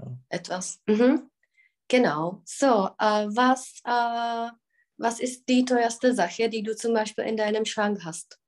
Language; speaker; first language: German; non-native, fluent; Czech